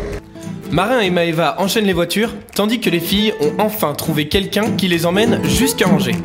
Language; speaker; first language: French; native; French